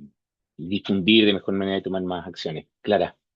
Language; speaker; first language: Spanish; native; Spanish